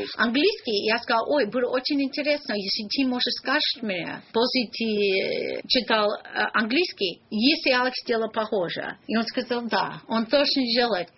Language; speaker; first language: Russian; non-native, learner; English